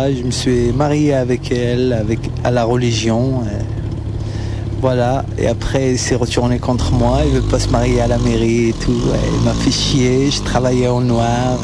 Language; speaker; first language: French; non-native, local second language; Arabic